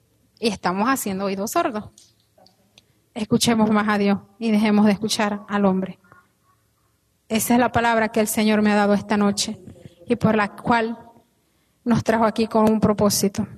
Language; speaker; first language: Spanish; native; Spanish